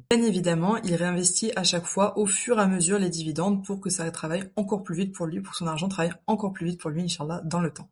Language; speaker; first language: French; native; French